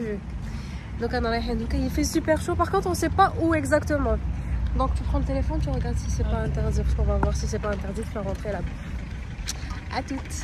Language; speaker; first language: French; native; French